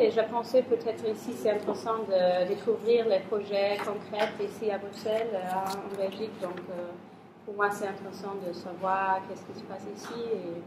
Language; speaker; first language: French; non-native, fluent; German